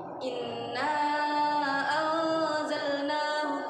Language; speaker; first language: Arabic; non-native, fluent; Indonesian